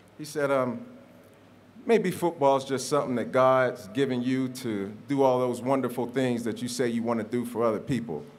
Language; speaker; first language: English; native; English